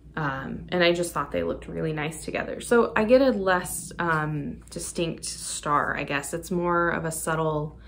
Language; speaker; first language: English; native; English